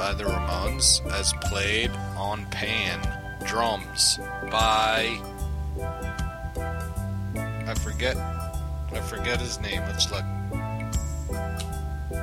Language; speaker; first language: English; native; English